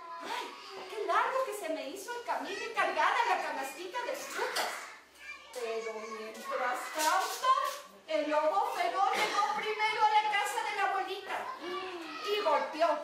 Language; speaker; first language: Spanish; native; Spanish